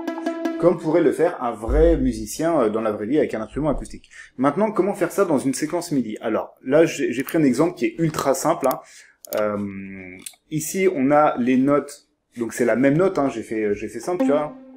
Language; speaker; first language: French; native; French